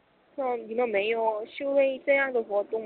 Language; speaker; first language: Chinese; non-native, learner; Korean